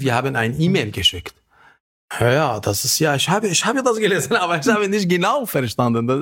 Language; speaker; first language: German; non-native, learner; Arabic